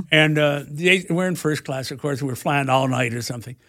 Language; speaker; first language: English; native; English